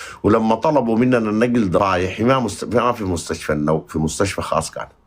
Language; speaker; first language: Arabic; native; Arabic